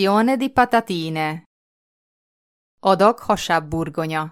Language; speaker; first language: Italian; non-native, fluent; Hungarian